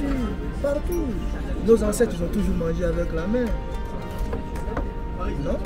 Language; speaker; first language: French; native; French